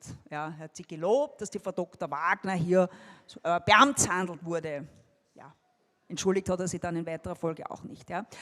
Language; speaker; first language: German; native; German